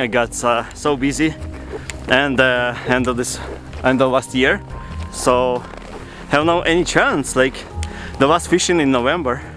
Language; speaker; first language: English; non-native, learner; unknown